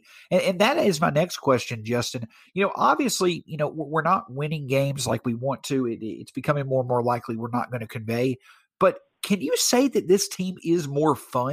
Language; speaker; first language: English; native; English